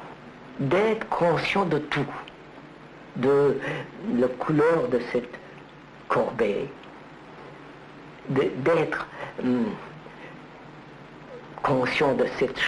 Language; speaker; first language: French; non-native, learner; Telugu